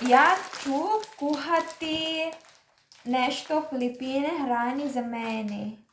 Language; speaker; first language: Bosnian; non-native, learner; Filipino